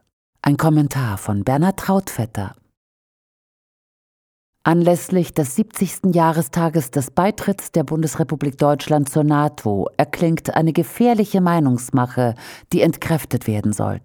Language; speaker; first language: German; native; German